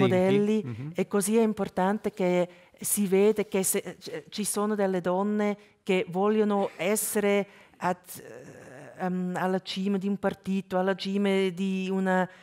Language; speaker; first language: Italian; non-native, local second language; German